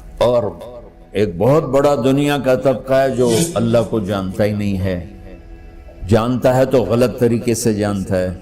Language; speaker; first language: Urdu; non-native, local second language; Punjabi